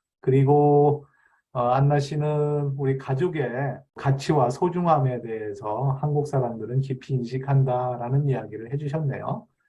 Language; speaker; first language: Korean; native; Korean